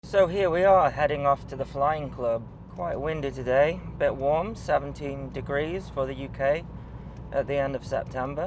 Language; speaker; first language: English; native; English